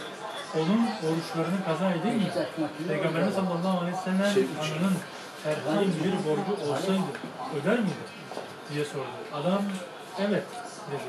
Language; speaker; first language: Turkish; native; Turkish